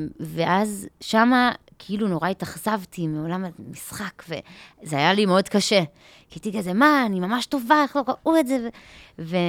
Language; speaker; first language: Hebrew; native; Hebrew